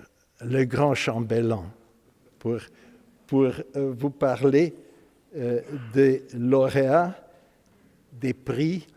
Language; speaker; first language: French; non-native, fluent; Romanian